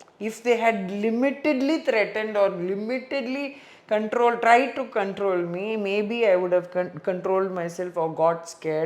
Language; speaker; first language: English; non-native, local second language; Tamil